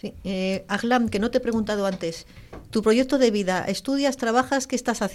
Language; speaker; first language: Spanish; native; Spanish